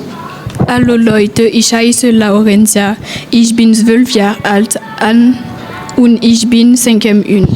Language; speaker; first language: German; non-native, learner; French